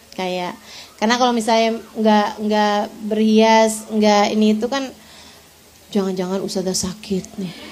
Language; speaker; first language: Indonesian; native; Indonesian